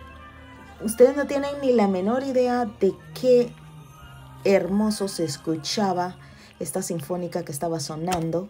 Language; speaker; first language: Spanish; native; Spanish